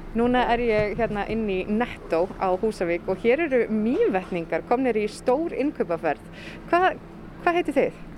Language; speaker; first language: Icelandic; native; Icelandic